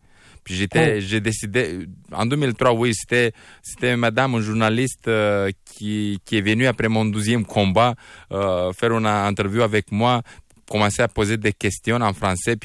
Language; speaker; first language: French; non-native, fluent; Romanian